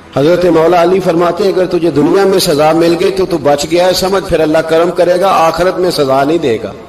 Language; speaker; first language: Urdu; non-native, local second language; Punjabi